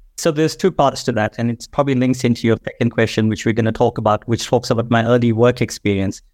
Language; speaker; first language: English; native; English